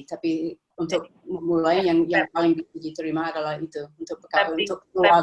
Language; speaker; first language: Indonesian; non-native, fluent; English